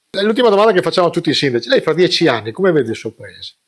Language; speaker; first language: Italian; native; Italian